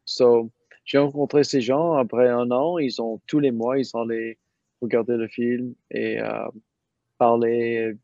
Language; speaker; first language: French; non-native, learner; English